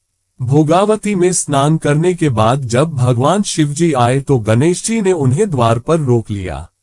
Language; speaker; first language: Hindi; native; Hindi